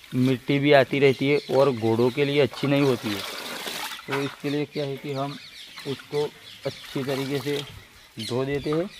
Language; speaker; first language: Hindi; non-native, local second language; Gujarati